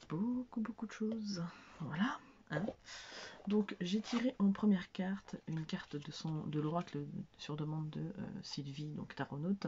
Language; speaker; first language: French; native; French